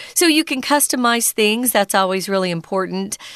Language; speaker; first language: English; native; English